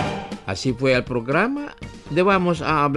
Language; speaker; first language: Spanish; non-native, fluent; Indonesian